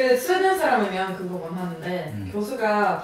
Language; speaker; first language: Korean; non-native, fluent; Swedish